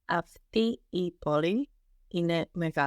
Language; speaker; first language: Greek; non-native, learner; English